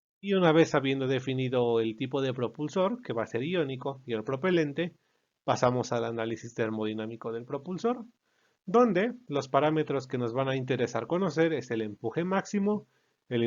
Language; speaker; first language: Spanish; native; Spanish